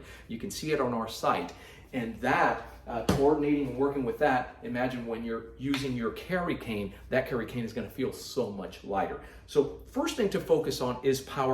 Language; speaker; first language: English; native; English